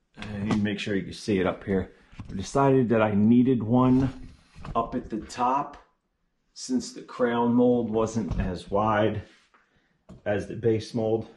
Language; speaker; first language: English; native; English